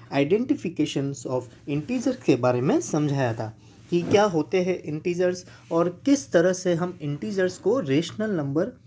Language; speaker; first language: Hindi; non-native, local second language; Gujarati